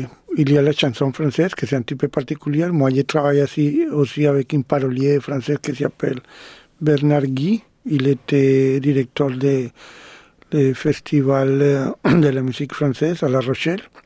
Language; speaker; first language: French; non-native, fluent; Spanish